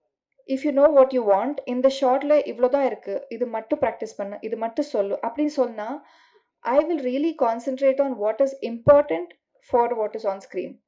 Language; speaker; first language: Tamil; non-native, learner; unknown